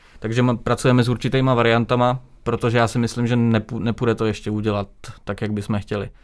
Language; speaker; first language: Czech; native; Czech